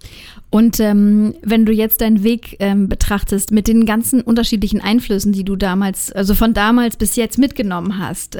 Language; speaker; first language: German; native; German